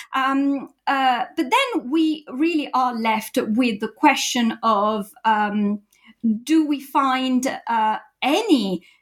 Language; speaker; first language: English; non-native, fluent; Italian